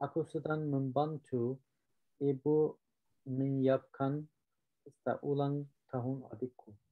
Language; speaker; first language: Indonesian; non-native, learner; Turkish